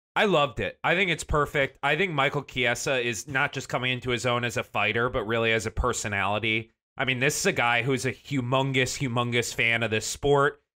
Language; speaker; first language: English; native; English